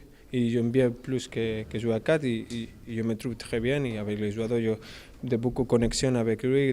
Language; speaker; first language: French; non-native, learner; Spanish